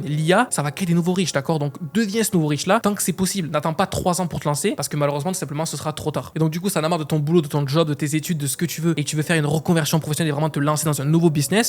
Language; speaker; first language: French; native; French